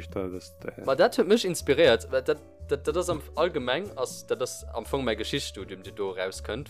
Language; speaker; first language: Luxembourgish; early bilingual, other home language; English